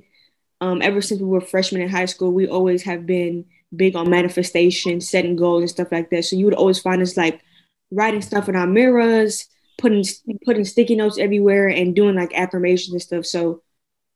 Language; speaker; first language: English; native; English